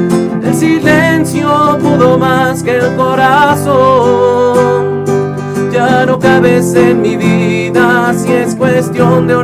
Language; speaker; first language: Spanish; native; Spanish